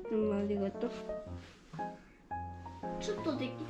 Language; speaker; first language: Japanese; early bilingual, other home language; Korean